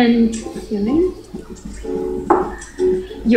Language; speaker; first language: English; non-native, learner; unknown